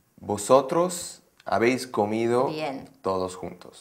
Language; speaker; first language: Spanish; non-native, learner; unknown